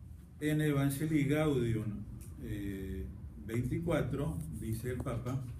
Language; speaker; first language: Spanish; native; Spanish